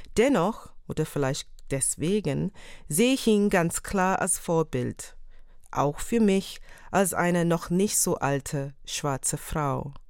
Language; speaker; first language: German; non-native, fluent; English